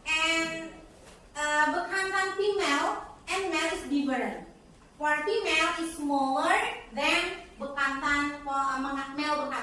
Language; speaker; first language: English; non-native, learner; Indonesian